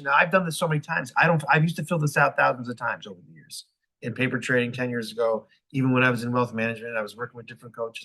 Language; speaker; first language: English; native; English